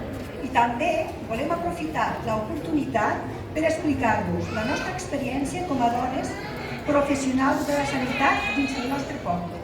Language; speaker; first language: Catalan; native; Catalan